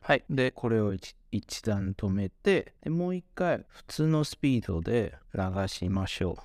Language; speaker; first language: Japanese; non-native, fluent; Chinese